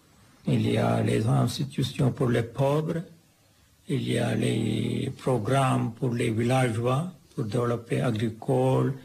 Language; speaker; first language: French; non-native, fluent; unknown